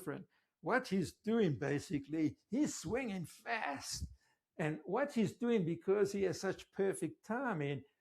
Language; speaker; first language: English; native; English